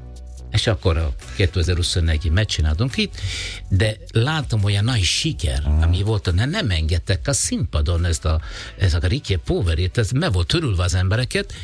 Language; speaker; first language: Hungarian; non-native, fluent; Italian